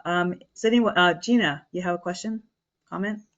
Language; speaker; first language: English; native; English